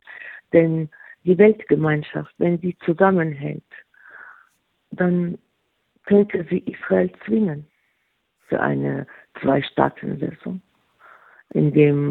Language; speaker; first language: German; non-native, fluent; Arabic